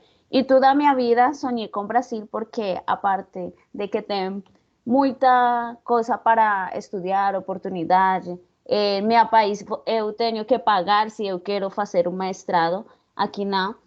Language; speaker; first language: Portuguese; non-native, learner; Spanish